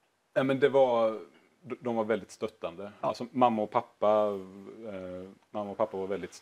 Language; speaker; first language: Swedish; native; Swedish